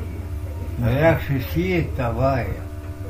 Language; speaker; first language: Estonian; non-native, local second language; Russian